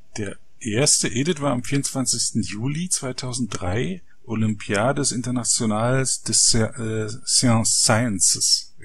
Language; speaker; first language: German; native; German